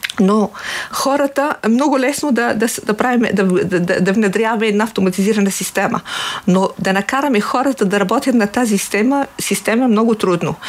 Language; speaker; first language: Bulgarian; non-native, fluent; Arabic